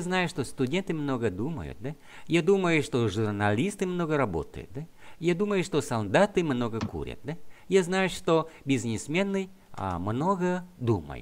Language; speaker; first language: Russian; non-native, fluent; Vietnamese